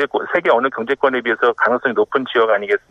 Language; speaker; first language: Korean; native; Korean